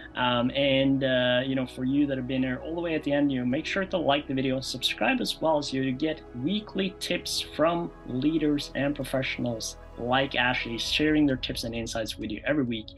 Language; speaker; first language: English; non-native, fluent; Norwegian